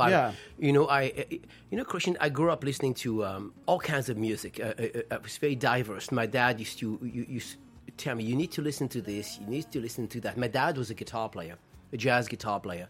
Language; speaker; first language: English; non-native, fluent; French